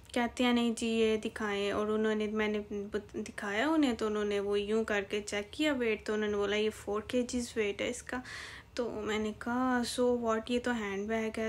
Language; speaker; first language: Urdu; native; Urdu